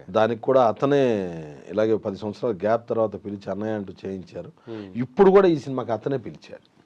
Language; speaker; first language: Telugu; native; Telugu